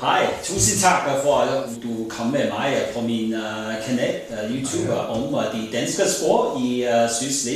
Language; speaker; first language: Danish; non-native, learner; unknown